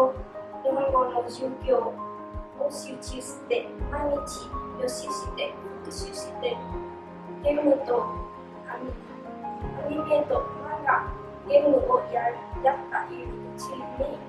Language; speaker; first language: Japanese; non-native, learner; Vietnamese